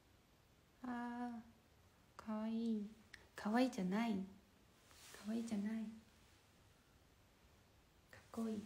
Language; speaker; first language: Japanese; non-native, learner; Chinese